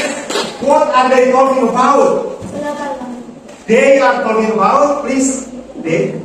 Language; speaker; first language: English; non-native, learner; Indonesian